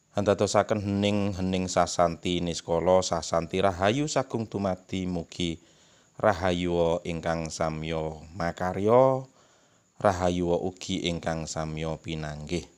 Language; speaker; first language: Indonesian; non-native, local second language; Javanese